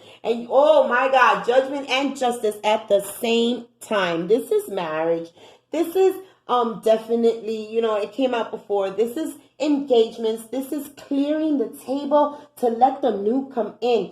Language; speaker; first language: English; native; English